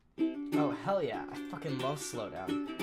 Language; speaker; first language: English; native; English